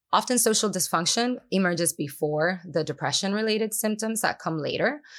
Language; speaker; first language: English; non-native, fluent; Spanish